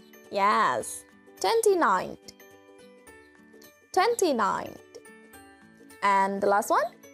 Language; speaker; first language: English; non-native, fluent; Indonesian